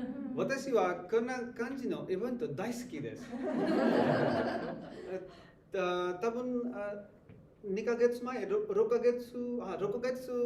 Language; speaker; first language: Japanese; non-native, learner; Hindi